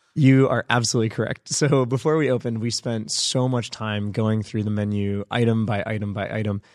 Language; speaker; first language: English; native; English